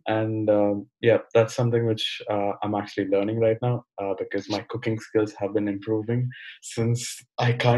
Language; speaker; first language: English; non-native, local second language; Malayalam